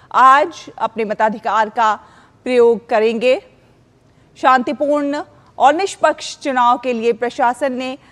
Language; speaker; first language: Hindi; native; Hindi